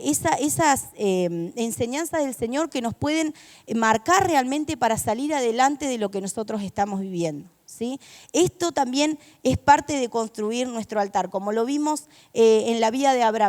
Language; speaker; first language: Spanish; native; Spanish